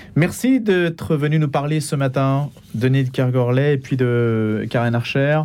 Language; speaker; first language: French; native; French